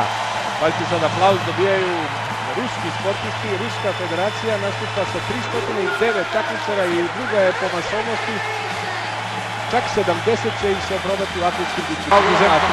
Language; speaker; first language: Bosnian; native; Bosnian